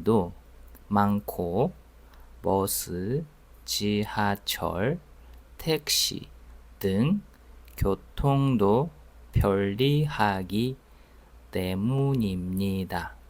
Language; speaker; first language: Korean; non-native, fluent; Russian